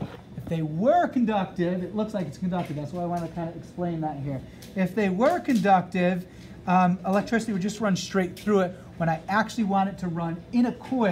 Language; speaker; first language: English; native; English